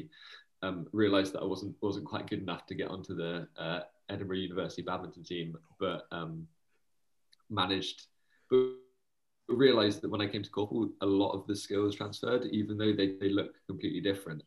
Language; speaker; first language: English; native; English